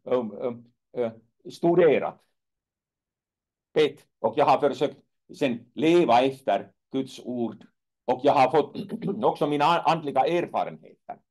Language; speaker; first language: Swedish; non-native, fluent; Finnish